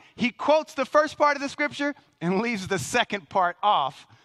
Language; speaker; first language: English; native; English